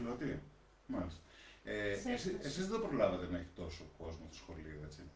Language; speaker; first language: Greek; native; Greek